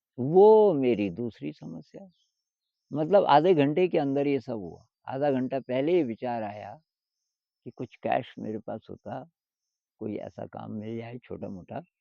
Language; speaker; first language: Hindi; native; Hindi